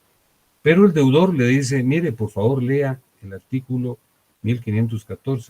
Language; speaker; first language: Spanish; native; Spanish